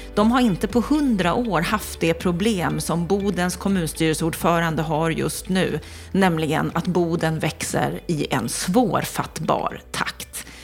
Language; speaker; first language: Swedish; native; Swedish